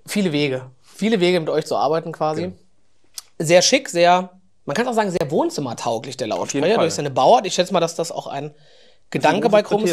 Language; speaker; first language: German; native; German